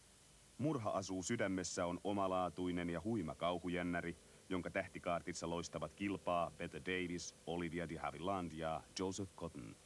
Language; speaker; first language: Finnish; native; Finnish